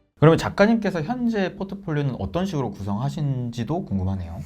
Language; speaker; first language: Korean; native; Korean